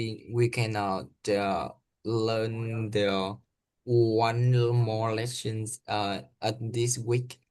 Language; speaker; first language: English; non-native, learner; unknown